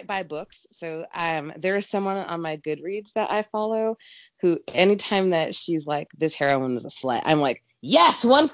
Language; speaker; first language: English; native; English